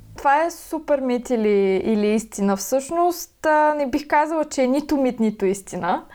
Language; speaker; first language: Bulgarian; native; Bulgarian